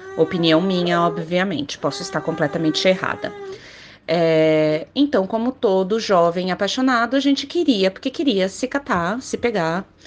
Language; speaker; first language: Portuguese; native; Portuguese